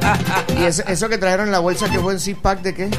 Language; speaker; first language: Spanish; native; Spanish